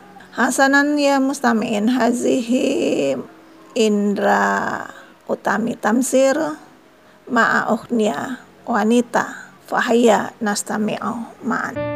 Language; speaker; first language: Arabic; non-native, fluent; Indonesian